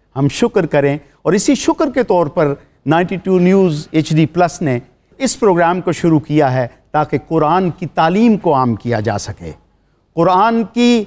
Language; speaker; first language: Urdu; native; Urdu